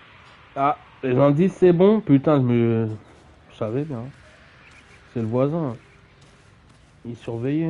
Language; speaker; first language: French; native; French